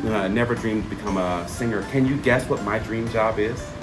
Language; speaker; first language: English; native; English